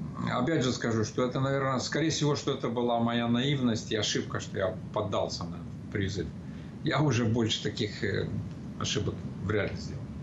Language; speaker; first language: Russian; non-native, local second language; Romanian